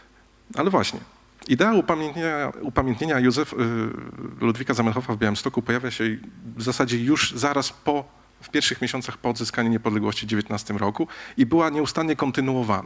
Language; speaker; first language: Polish; native; Polish